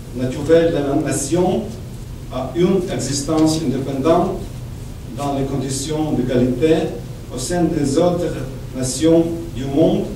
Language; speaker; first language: French; non-native, fluent; Ukrainian